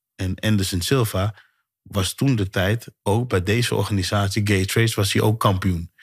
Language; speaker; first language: Dutch; early bilingual, other home language; Sranan Tongo